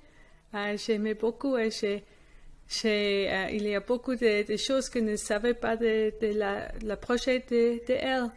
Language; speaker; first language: French; non-native, fluent; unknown